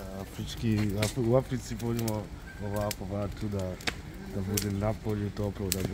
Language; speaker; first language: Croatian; non-native, learner; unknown